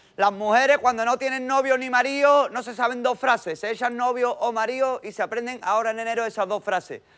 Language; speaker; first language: Spanish; native; Spanish